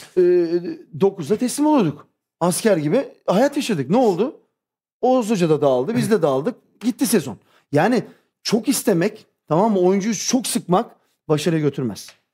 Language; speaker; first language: Turkish; early bilingual, heritage; Turkish